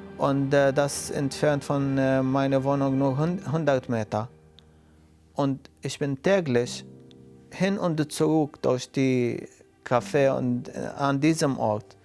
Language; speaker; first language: German; non-native, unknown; Arabic